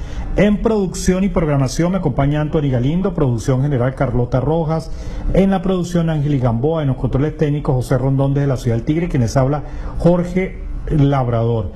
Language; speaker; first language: Spanish; native; Spanish